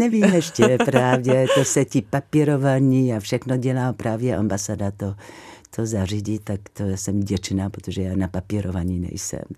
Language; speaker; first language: Czech; non-native, fluent; French